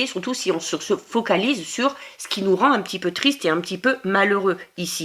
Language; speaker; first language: French; native; French